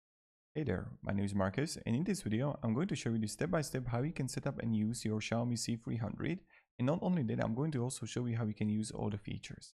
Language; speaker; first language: English; non-native, fluent; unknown